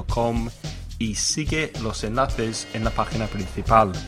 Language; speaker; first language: Spanish; non-native, fluent; English